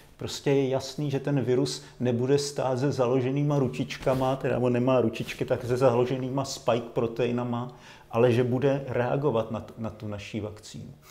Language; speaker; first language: Czech; native; Czech